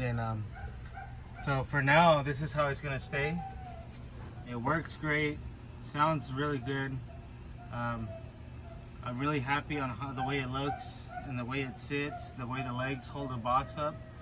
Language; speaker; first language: English; early bilingual, other home language; Spanish